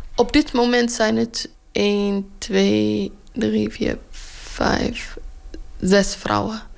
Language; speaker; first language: Dutch; non-native, fluent; Tigrinya